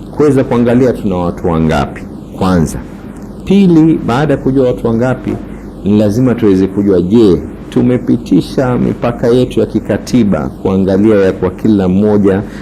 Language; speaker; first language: Swahili; native; Swahili